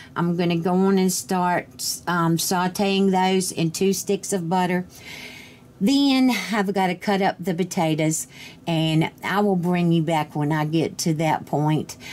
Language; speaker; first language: English; native; English